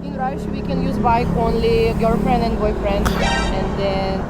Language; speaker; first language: English; non-native, learner; Russian